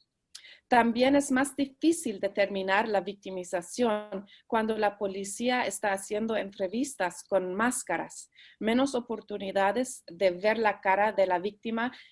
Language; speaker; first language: Spanish; early bilingual, heritage; Spanish